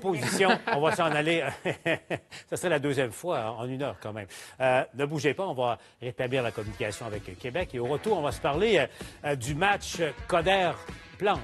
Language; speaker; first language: French; native; French